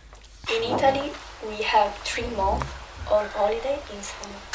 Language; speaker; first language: English; non-native, learner; Italian